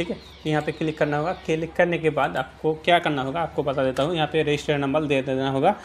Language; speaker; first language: Hindi; non-native, local second language; Bangla